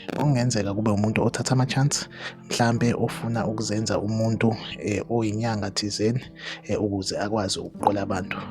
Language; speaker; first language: Zulu; native; Zulu